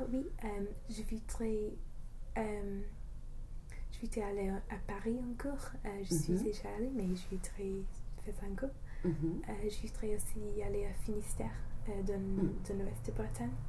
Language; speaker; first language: French; non-native, fluent; English